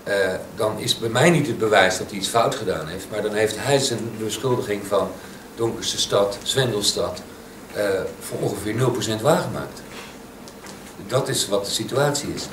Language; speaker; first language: Dutch; native; Dutch